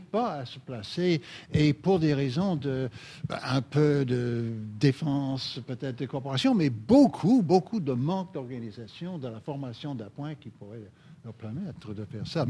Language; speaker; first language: French; native; French